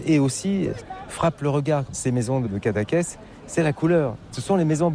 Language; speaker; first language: French; native; French